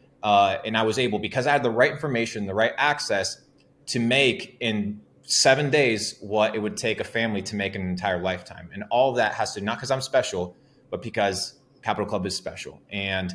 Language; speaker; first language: English; non-native, fluent; Spanish